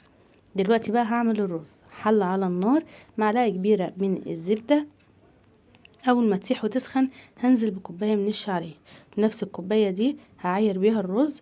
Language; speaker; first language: Arabic; native; Arabic